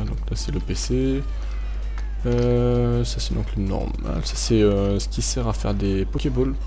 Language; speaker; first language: French; native; French